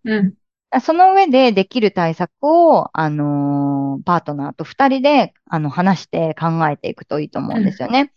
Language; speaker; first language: Japanese; native; Japanese